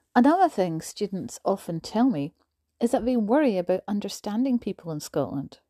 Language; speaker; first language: English; native; English